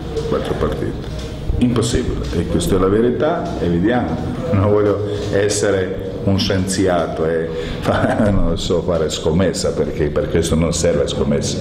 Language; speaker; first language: Italian; non-native, fluent; Croatian